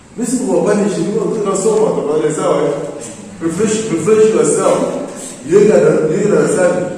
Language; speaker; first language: Swahili; native; Swahili